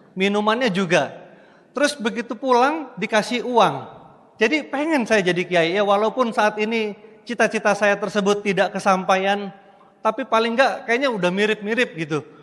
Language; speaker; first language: Indonesian; native; Indonesian